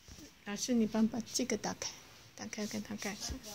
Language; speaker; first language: Chinese; native; Chinese